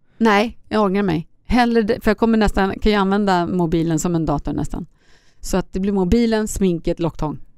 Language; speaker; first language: Swedish; native; Swedish